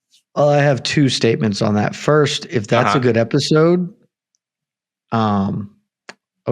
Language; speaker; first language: English; native; English